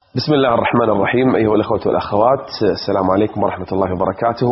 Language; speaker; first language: Arabic; native; Arabic